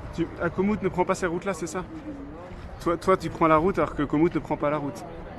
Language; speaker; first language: French; native; French